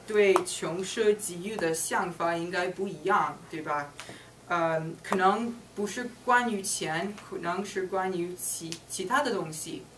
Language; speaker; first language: Chinese; non-native, fluent; English